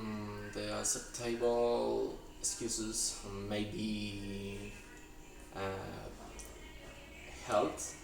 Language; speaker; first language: English; non-native, learner; Spanish